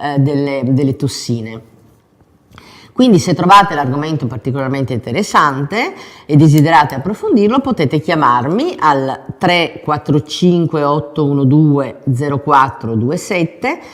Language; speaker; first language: Italian; native; Italian